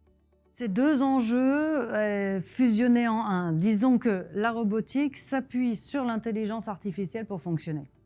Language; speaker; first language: French; native; French